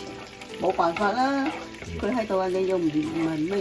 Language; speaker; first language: Cantonese; native; Cantonese